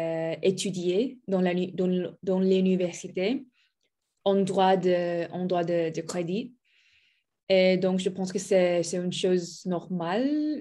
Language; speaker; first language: French; non-native, learner; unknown